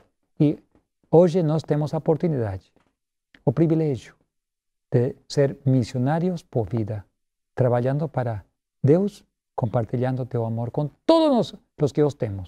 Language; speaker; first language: Portuguese; non-native, learner; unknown